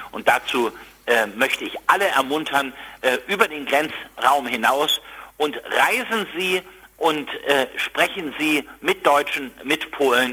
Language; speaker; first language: German; native; German